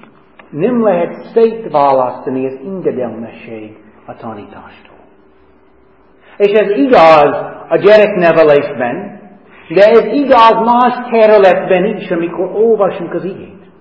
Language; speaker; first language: Hungarian; non-native, fluent; English